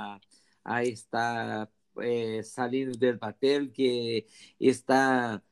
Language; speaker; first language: Spanish; non-native, learner; Portuguese